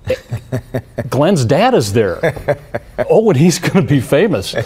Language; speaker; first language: English; native; English